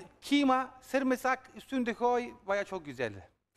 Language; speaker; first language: Turkish; non-native, learner; Italian